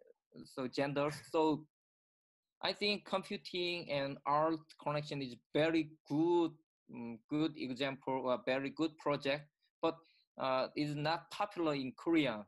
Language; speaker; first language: English; non-native, learner; Korean